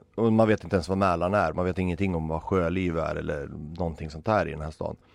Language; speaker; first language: Swedish; native; Swedish